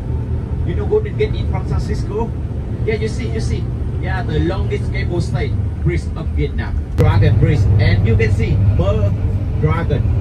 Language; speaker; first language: English; non-native, learner; Vietnamese